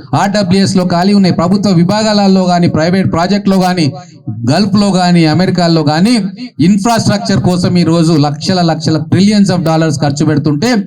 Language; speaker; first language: Telugu; native; Telugu